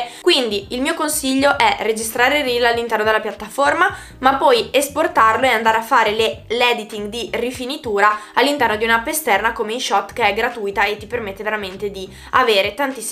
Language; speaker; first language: Italian; native; Italian